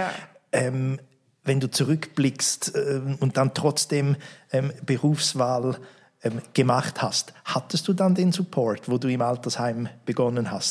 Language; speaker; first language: German; native; German